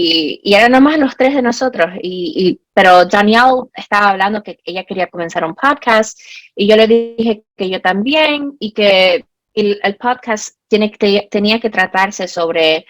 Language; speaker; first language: Spanish; early bilingual, heritage; Spanish